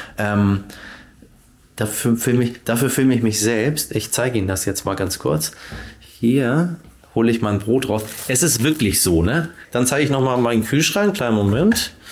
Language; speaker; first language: German; early bilingual, other home language; Persian